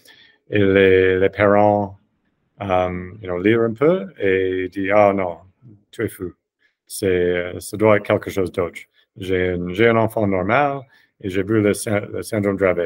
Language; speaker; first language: French; non-native, fluent; English